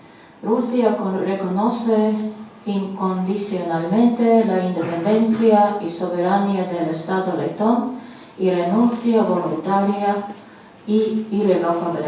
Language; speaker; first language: Spanish; non-native, fluent; Latvian